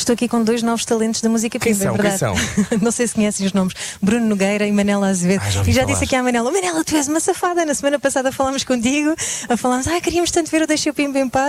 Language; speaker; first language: Portuguese; native; Portuguese